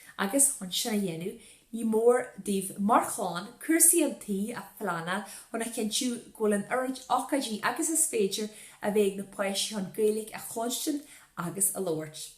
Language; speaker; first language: Irish; native; Irish